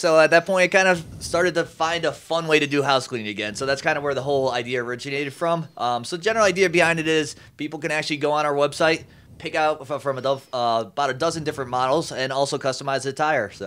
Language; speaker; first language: English; native; English